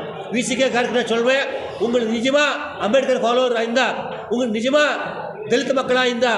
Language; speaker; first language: Tamil; non-native, learner; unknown